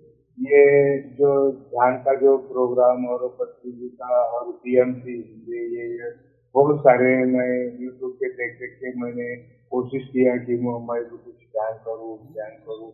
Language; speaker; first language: Hindi; non-native, local second language; Marathi